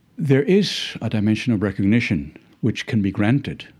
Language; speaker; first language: English; early bilingual, other home language; Spanish